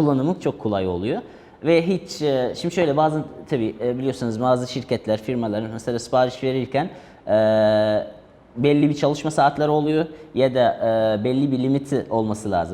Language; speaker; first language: Turkish; non-native, fluent; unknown